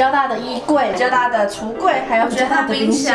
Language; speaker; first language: Chinese; native; Chinese